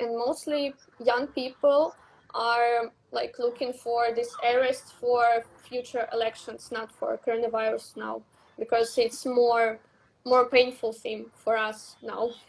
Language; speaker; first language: English; non-native, learner; Russian